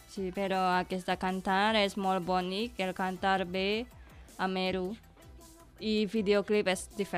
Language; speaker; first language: Catalan; non-native, learner; Indonesian